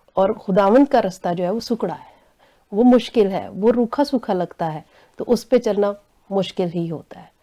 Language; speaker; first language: Urdu; non-native, local second language; Punjabi